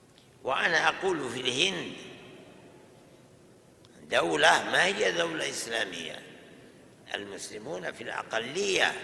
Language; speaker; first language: Arabic; non-native, fluent; Urdu